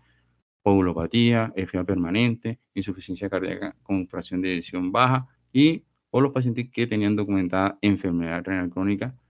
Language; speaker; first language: Spanish; native; Spanish